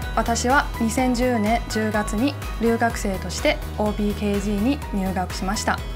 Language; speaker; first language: Japanese; non-native, fluent; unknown